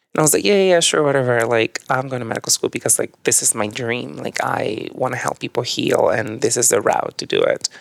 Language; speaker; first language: English; early bilingual, other home language; Spanish